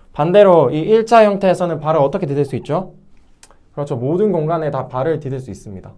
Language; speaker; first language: Korean; native; Korean